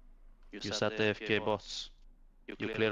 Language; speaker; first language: English; non-native, fluent; Icelandic